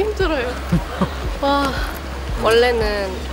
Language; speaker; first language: Korean; non-native, fluent; Thai